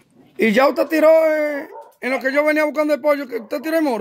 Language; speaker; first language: Spanish; native; Spanish